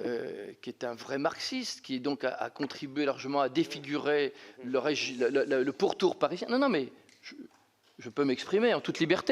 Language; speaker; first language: French; native; French